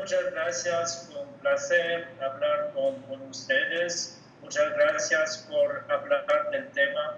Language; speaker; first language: Spanish; non-native, fluent; French